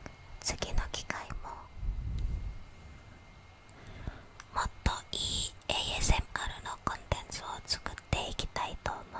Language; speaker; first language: Japanese; non-native, fluent; Indonesian